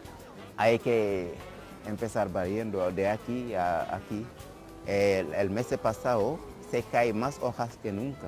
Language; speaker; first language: Spanish; non-native, learner; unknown